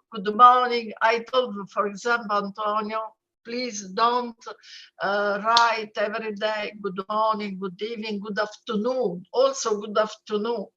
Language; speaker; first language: English; non-native, fluent; Italian